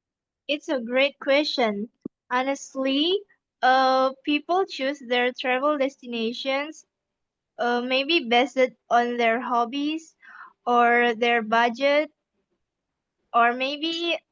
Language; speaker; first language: English; non-native, learner; Indonesian